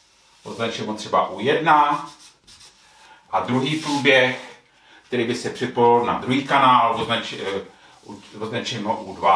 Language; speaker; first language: Czech; native; Czech